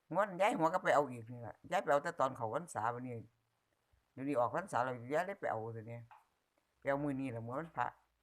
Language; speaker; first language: Thai; native; Thai